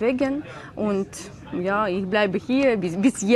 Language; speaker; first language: German; non-native, learner; Ukrainian